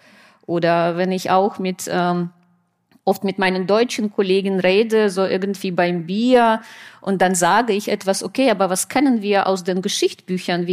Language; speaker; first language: German; non-native, fluent; Russian